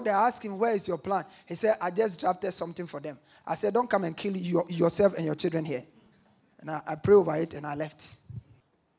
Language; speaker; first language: English; non-native, local second language; Akan